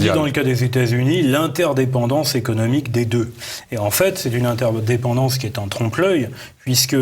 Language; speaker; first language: French; native; French